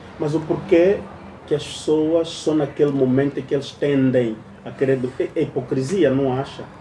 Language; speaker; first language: Portuguese; native; Portuguese